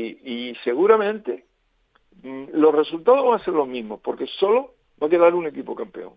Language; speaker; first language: Spanish; native; Spanish